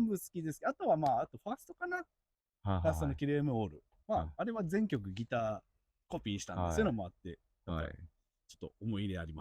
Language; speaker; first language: Japanese; native; Japanese